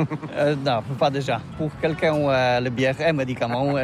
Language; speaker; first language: French; non-native, learner; Polish